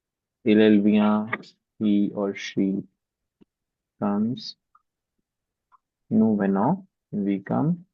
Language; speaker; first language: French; non-native, fluent; Hindi